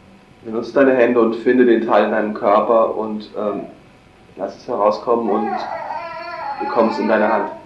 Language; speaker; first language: German; native; German